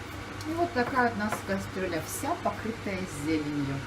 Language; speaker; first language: Russian; native; Russian